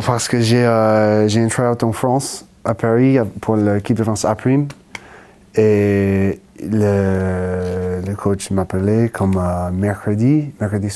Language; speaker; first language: French; non-native, fluent; English